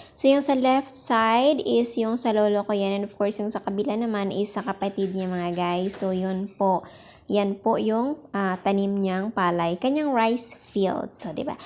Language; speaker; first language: Filipino; non-native, local second language; Hiligaynon